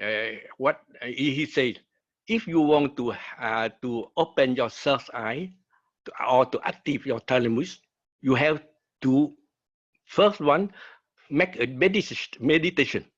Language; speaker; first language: English; non-native, learner; Vietnamese